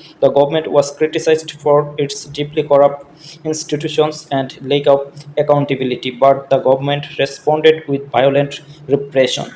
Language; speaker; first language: English; non-native, local second language; Bangla